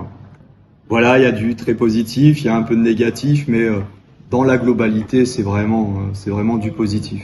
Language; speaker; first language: French; native; French